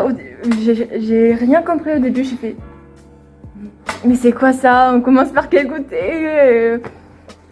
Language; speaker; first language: French; non-native, fluent; Swedish